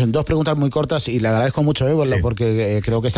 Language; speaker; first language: Spanish; native; Spanish